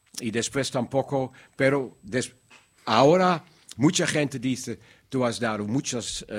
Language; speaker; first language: Spanish; non-native, learner; Dutch